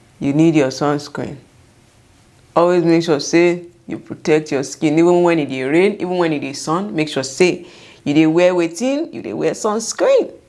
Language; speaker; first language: Nigerian Pidgin; non-native, local second language; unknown